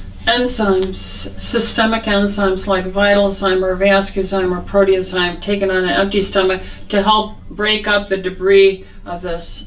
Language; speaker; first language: English; native; English